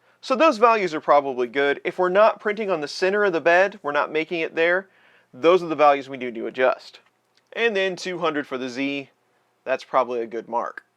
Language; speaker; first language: English; native; English